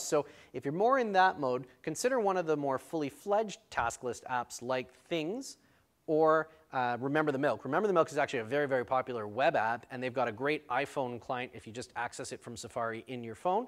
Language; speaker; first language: English; native; English